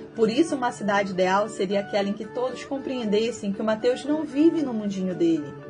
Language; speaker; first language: Portuguese; native; Portuguese